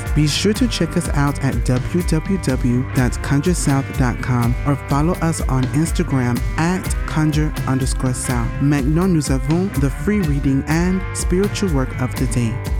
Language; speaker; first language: English; native; English